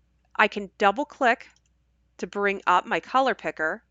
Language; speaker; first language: English; native; English